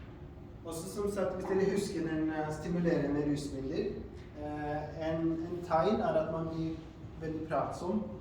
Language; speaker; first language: Norwegian; non-native, fluent; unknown